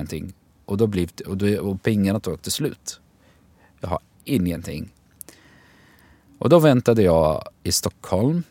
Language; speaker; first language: Swedish; non-native, fluent; Arabic